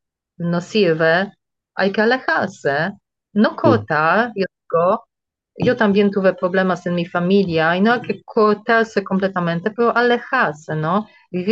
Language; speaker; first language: Spanish; non-native, fluent; Polish